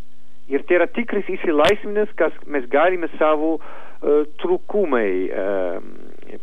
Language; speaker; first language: Lithuanian; non-native, learner; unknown